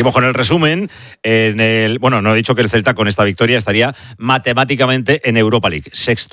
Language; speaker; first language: Spanish; native; Spanish